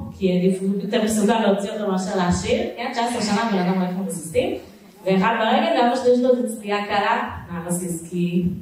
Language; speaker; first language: Hebrew; native; Hebrew